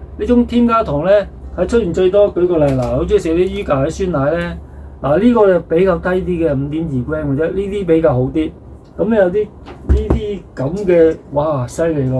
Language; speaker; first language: Cantonese; native; Cantonese